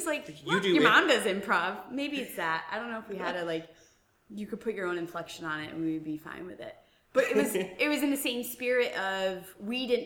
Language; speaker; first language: English; native; English